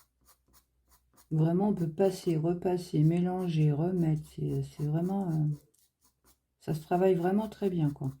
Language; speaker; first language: French; native; French